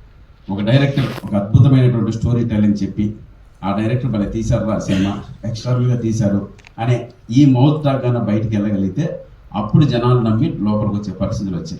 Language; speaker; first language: Telugu; native; Telugu